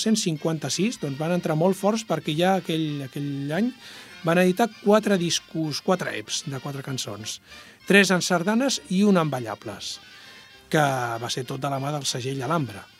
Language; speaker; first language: Catalan; native; Catalan